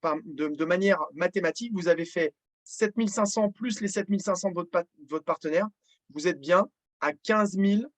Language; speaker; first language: French; native; French